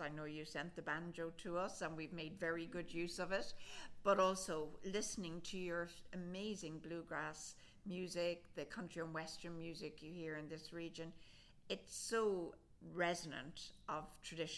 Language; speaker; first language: English; native; English